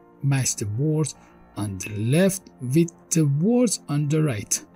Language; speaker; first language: English; non-native, fluent; Persian